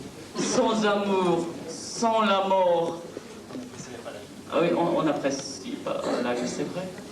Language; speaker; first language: French; non-native, fluent; Japanese